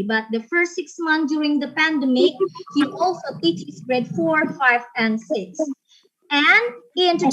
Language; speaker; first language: English; non-native, learner; Indonesian